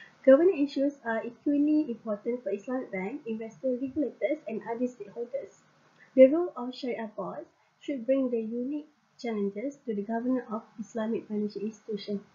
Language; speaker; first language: English; non-native, local second language; Malay